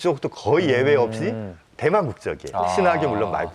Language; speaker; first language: Korean; native; Korean